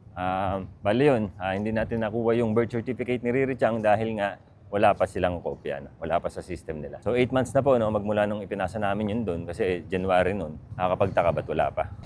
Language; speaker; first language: Filipino; native; Filipino